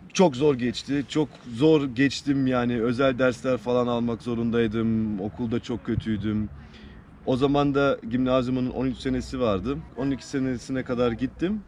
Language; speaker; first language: Turkish; early bilingual, heritage; Turkish